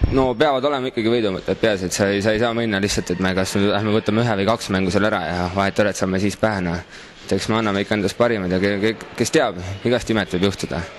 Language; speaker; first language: Estonian; native; Estonian